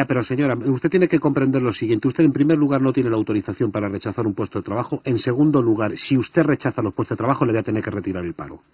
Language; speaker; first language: Spanish; native; Spanish